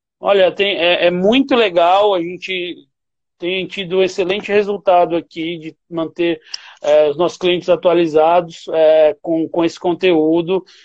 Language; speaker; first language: Portuguese; native; Portuguese